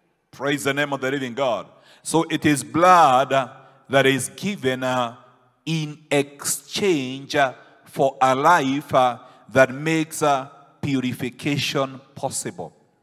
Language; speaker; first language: English; non-native, local second language; Swahili